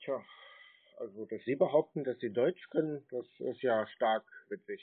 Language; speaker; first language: German; native; German